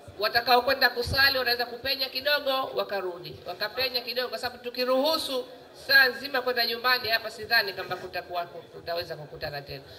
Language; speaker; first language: Swahili; native; Swahili